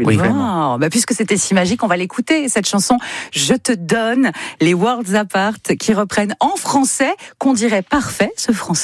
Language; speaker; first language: French; native; French